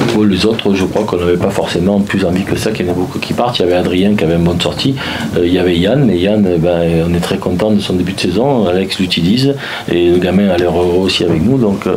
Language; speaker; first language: French; native; French